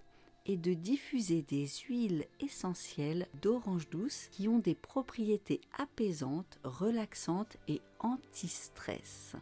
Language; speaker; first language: French; native; French